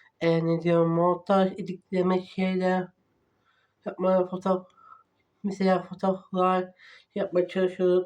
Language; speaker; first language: Turkish; non-native, learner; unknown